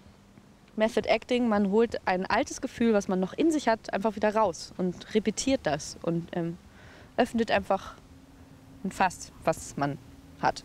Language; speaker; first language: German; native; German